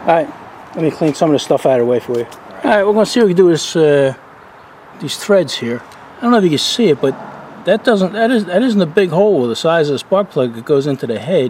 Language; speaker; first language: English; native; English